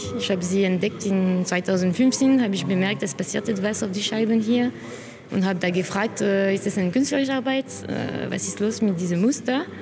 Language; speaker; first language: German; non-native, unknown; French